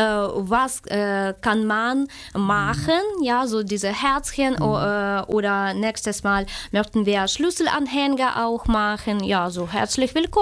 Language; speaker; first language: German; non-native, fluent; Ukrainian